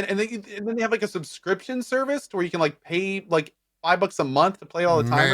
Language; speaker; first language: English; native; English